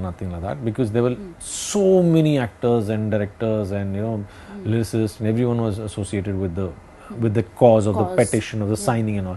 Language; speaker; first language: English; non-native, local second language; Hindi